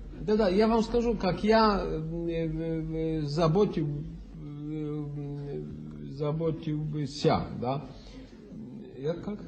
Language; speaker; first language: Russian; non-native, fluent; Polish